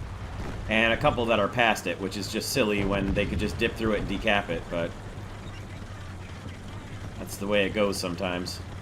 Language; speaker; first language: English; native; English